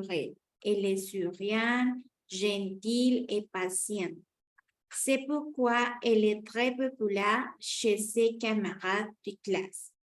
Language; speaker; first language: French; non-native, fluent; Spanish